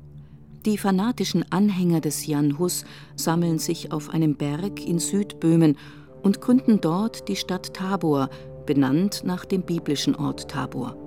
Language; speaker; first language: German; native; German